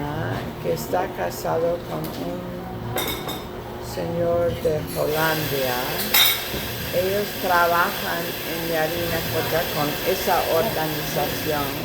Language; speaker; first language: Spanish; non-native, learner; English